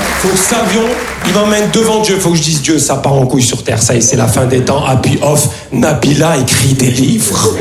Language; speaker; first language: French; early bilingual, other home language; Arabic